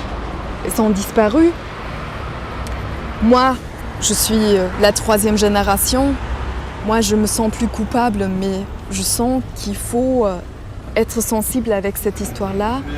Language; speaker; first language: French; non-native, fluent; German